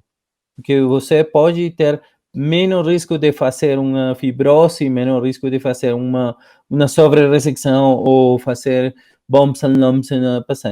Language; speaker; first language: Portuguese; non-native, fluent; Spanish